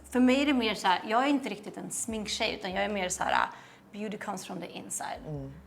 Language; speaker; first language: Swedish; native; Swedish